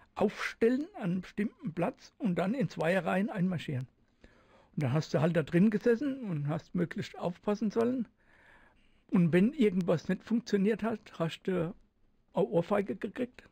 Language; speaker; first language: German; native; German